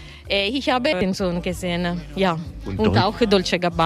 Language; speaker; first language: German; non-native, learner; Italian